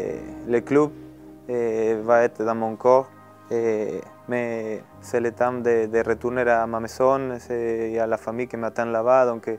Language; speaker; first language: French; non-native, learner; Spanish